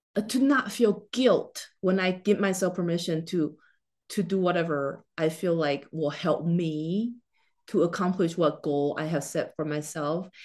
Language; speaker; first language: English; non-native, fluent; Chinese